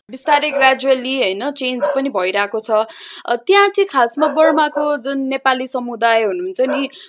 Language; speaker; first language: Nepali; native; Nepali